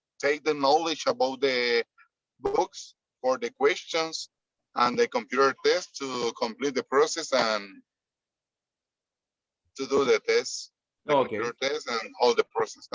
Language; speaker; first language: English; non-native, learner; Spanish